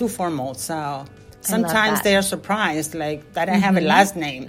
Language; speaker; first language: English; non-native, fluent; Spanish